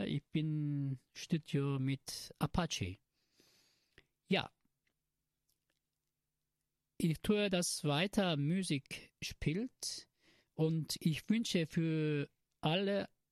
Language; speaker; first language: German; non-native, learner; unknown